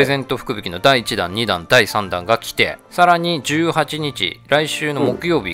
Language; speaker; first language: Japanese; native; Japanese